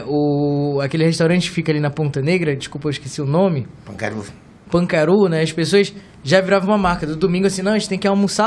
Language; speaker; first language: Portuguese; native; Portuguese